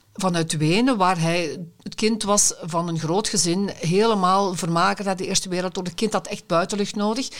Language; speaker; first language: Dutch; native; Dutch